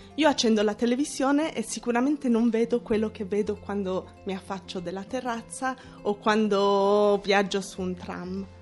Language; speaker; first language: Italian; non-native, fluent; English